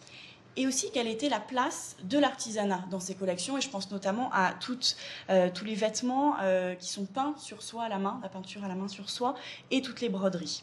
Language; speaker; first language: French; native; French